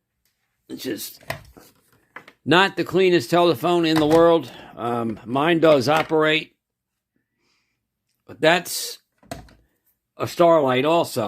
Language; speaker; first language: English; native; English